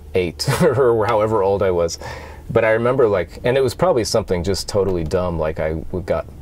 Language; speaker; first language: English; native; English